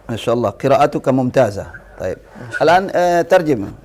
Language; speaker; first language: Arabic; non-native, fluent; Indonesian